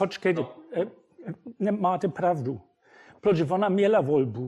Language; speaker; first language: Czech; non-native, fluent; German